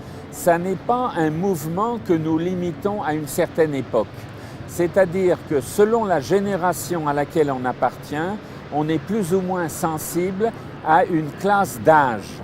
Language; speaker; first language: French; native; French